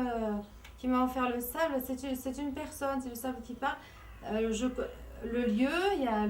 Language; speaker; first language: French; native; French